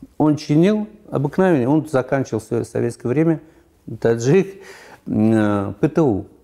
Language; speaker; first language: Russian; non-native, local second language; Tajik